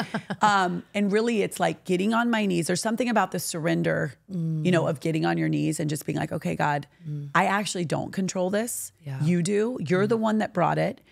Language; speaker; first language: English; native; English